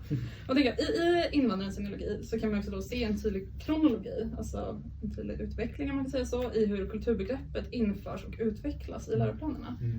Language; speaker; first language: Swedish; native; Swedish